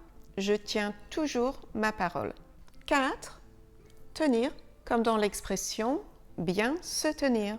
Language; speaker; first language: French; native; French